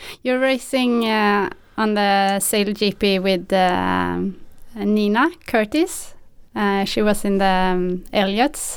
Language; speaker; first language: English; non-native, fluent; Swedish